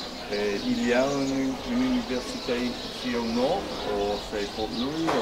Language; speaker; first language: French; non-native, fluent; English